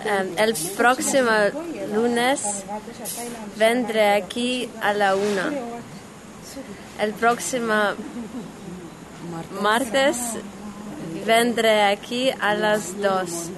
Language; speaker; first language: Spanish; non-native, learner; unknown